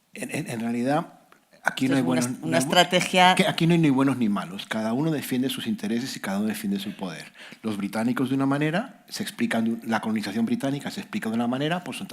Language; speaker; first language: Spanish; native; Spanish